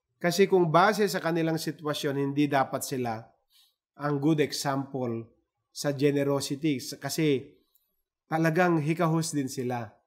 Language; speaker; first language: Filipino; native; Filipino